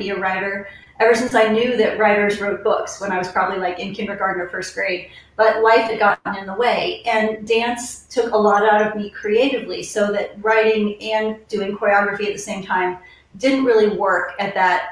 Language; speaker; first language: English; native; English